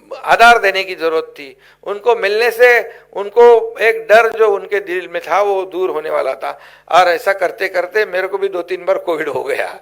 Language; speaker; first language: Hindi; non-native, local second language; Marathi